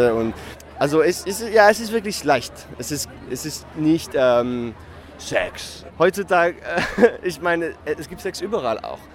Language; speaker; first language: German; non-native, fluent; French